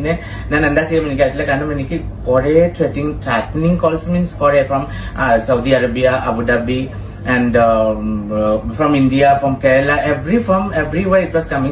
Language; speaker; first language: Malayalam; non-native, learner; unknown